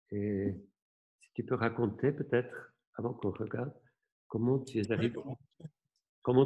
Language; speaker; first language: French; non-native, local second language; German